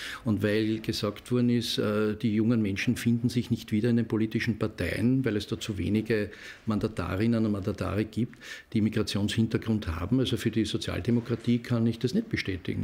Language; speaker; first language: German; native; German